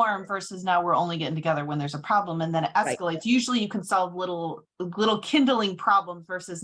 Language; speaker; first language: English; native; English